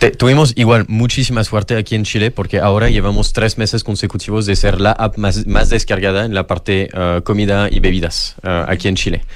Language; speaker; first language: Spanish; non-native, fluent; French